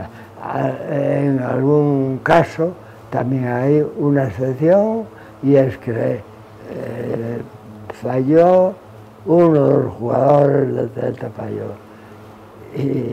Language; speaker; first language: Spanish; native; Spanish